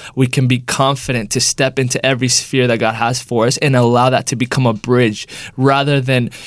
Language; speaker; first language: English; early bilingual, other home language; Spanish